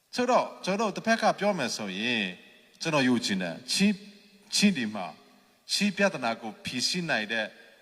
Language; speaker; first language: Burmese; non-native, local second language; Hakha Chin